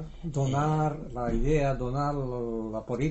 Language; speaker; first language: Catalan; non-native, fluent; Japanese